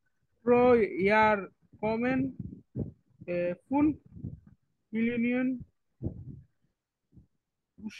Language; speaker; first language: German; non-native, learner; Bangla